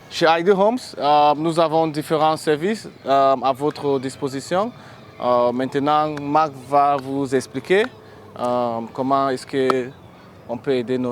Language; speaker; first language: French; non-native, fluent; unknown